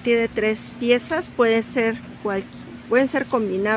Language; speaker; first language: Spanish; native; Spanish